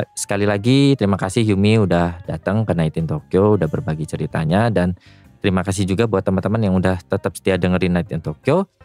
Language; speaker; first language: Indonesian; native; Indonesian